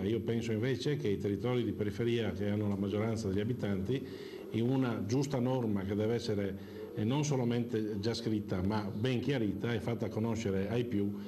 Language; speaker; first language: Italian; native; Italian